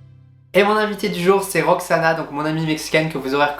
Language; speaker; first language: French; native; French